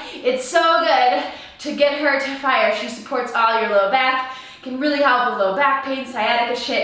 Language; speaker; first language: English; native; English